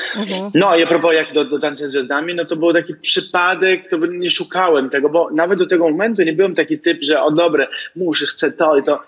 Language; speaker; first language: Polish; non-native, fluent; Italian